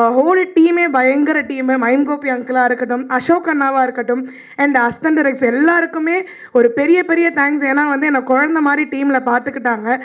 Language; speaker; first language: Tamil; native; Tamil